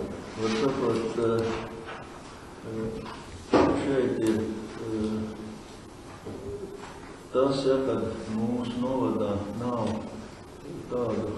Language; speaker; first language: Latvian; native; Latvian